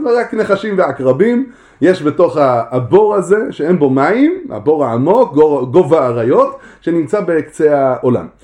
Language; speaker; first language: Hebrew; native; Hebrew